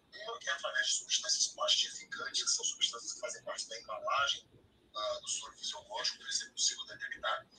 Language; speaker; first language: Portuguese; native; Portuguese